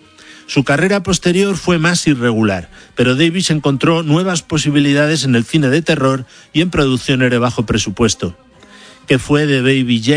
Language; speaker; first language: Spanish; native; Spanish